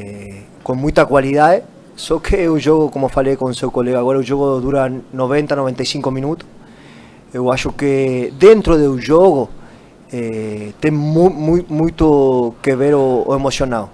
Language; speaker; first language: Portuguese; non-native, fluent; Spanish